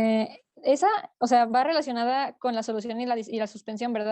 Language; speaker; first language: Spanish; native; Spanish